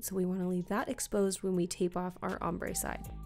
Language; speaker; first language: English; native; English